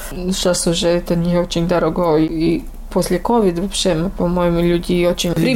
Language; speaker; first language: Russian; non-native, local second language; Latvian